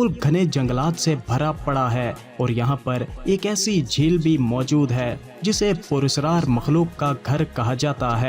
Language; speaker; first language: Urdu; native; Urdu